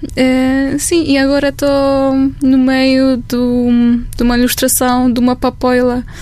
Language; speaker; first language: Portuguese; non-native, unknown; Polish